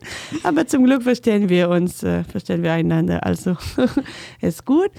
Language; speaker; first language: German; non-native, fluent; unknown